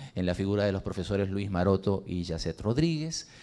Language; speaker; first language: Spanish; native; Spanish